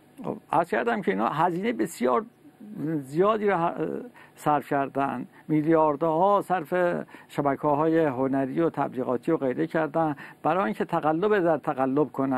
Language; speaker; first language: Persian; native; Persian